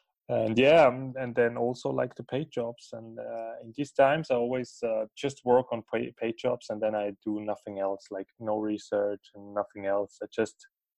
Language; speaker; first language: English; non-native, fluent; Swiss German